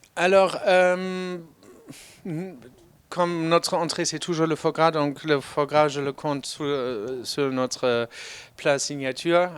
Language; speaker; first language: French; non-native, fluent; German